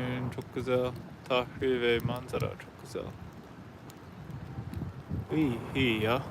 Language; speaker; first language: Turkish; non-native, learner; English